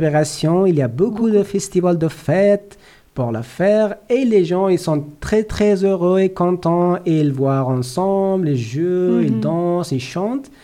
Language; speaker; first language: French; non-native, learner; Persian